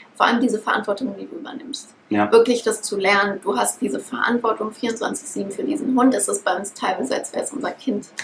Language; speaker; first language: German; native; German